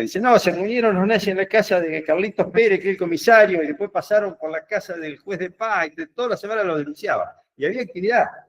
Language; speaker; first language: Spanish; native; Spanish